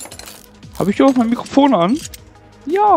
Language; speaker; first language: German; native; German